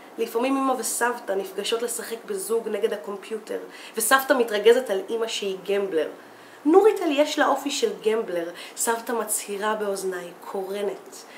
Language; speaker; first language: Hebrew; native; Hebrew